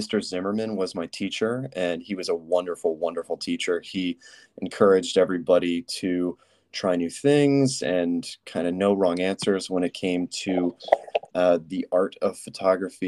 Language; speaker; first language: English; native; English